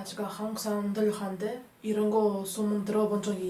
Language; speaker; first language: Korean; non-native, learner; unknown